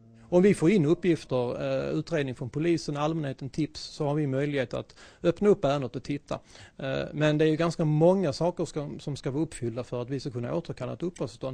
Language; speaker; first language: Swedish; native; Swedish